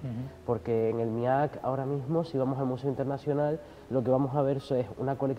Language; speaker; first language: Spanish; native; Spanish